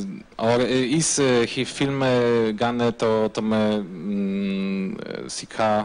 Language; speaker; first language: Hindi; non-native, learner; Polish